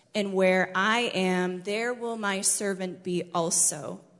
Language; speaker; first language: English; native; English